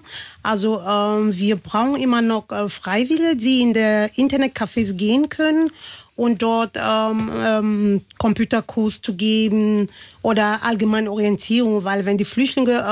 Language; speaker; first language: German; non-native, fluent; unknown